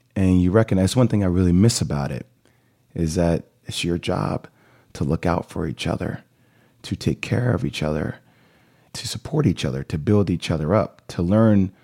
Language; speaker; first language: English; native; English